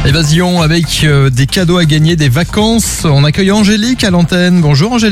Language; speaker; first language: French; native; French